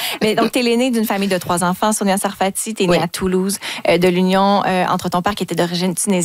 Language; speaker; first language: French; native; French